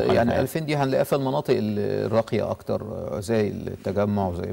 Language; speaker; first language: Arabic; native; Arabic